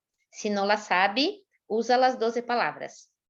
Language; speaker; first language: Spanish; non-native, fluent; Portuguese